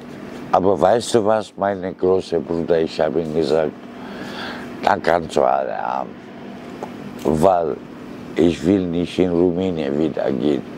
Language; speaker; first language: German; non-native, learner; Romanian